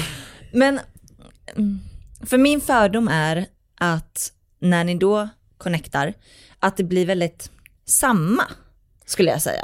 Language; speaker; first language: Swedish; native; Swedish